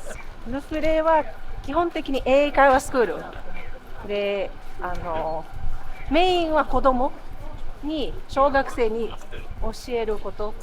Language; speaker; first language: Japanese; non-native, fluent; Portuguese